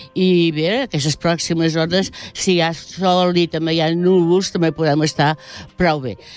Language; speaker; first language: Catalan; native; Catalan